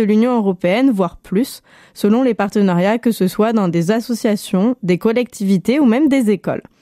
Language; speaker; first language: French; native; French